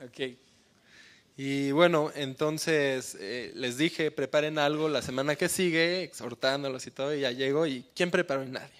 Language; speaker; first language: Spanish; early bilingual, heritage; Spanish